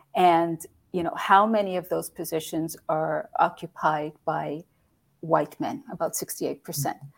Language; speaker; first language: English; native; English